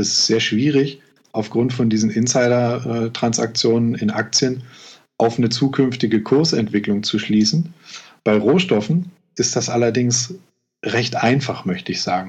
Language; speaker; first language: German; native; German